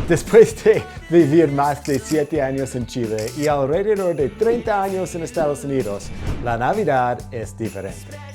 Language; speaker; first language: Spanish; non-native, fluent; English